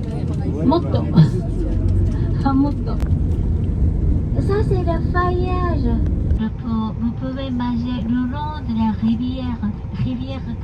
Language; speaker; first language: French; non-native, fluent; Japanese